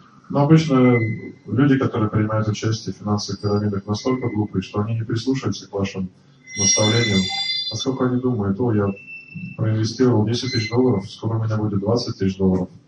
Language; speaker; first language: Russian; native; Russian